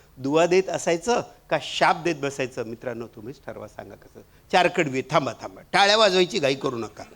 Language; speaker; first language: Marathi; non-native, local second language; Marwari